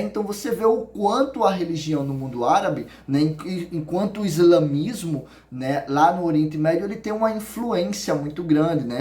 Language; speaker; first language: Portuguese; native; Portuguese